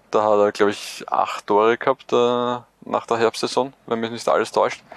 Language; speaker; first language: German; native; German